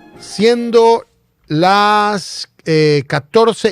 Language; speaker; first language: Spanish; native; Spanish